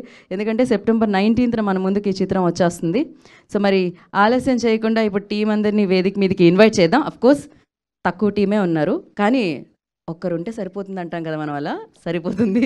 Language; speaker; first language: Telugu; native; Telugu